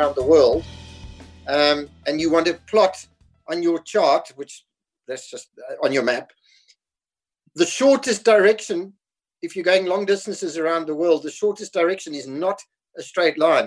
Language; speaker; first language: English; native; English